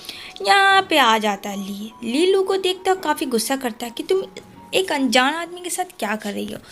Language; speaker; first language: Hindi; native; Hindi